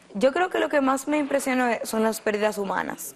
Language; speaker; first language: Spanish; native; Spanish